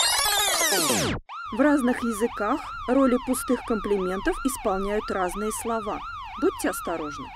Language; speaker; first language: Russian; native; Russian